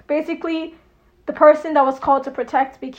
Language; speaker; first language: English; non-native, local second language; Yoruba